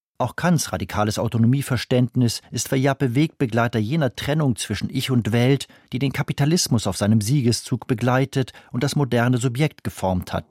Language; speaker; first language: German; native; German